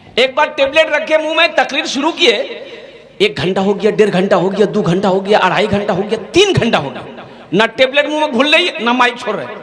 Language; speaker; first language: Hindi; non-native, local second language; Bangla